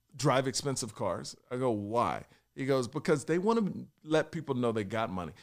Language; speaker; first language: English; native; English